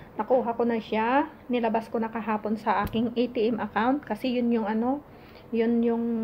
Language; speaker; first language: Filipino; native; Filipino